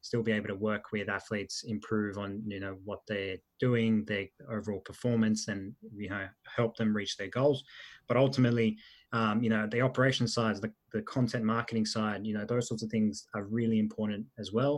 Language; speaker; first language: English; early bilingual, other home language; Italian